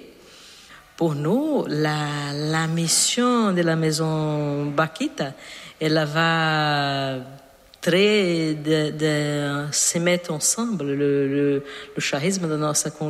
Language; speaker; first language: French; non-native, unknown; Portuguese